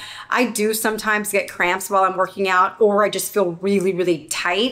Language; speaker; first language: English; native; English